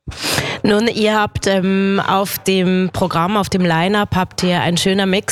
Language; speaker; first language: German; native; German